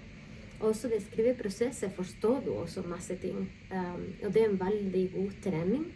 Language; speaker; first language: Norwegian; non-native, fluent; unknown